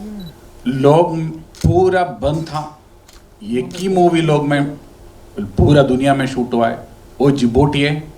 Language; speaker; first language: Hindi; non-native, local second language; Malayalam